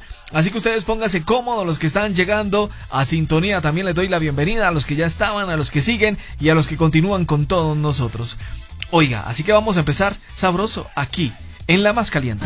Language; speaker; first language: Spanish; native; Spanish